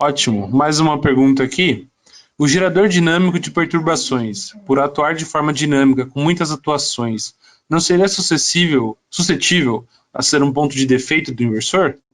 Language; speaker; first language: Portuguese; native; Portuguese